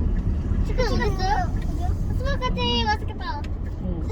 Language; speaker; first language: Korean; early bilingual, other home language; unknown